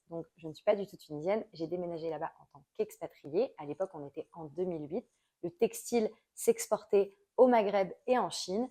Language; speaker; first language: French; native; French